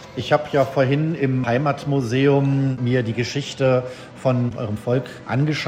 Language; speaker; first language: German; native; German